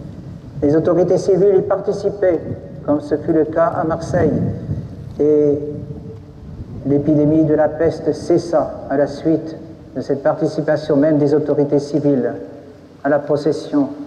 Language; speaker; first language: French; native; French